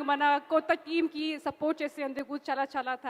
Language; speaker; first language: Telugu; non-native, fluent; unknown